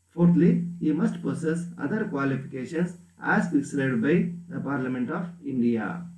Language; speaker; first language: English; non-native, local second language; Kannada